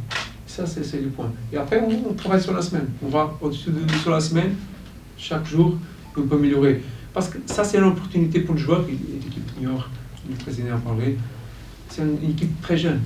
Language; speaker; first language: French; non-native, fluent; Portuguese